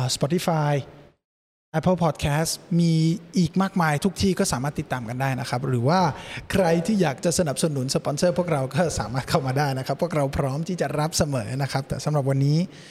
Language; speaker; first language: Thai; early bilingual, other home language; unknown